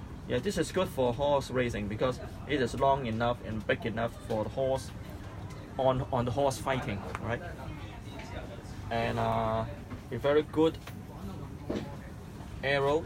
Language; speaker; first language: English; non-native, local second language; Cantonese